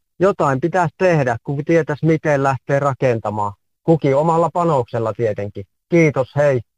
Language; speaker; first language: Finnish; native; Finnish